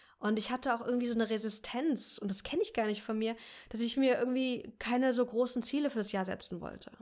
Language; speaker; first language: German; native; German